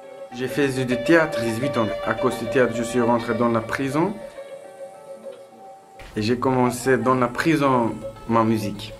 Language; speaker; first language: French; non-native, learner; Kurdish